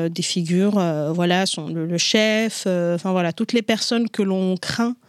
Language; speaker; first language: French; non-native, local second language; Ngazidja Comorian